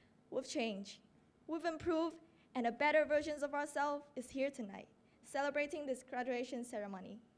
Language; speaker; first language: English; non-native, fluent; Vietnamese